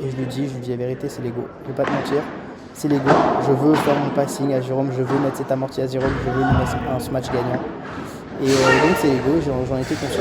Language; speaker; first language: French; native; French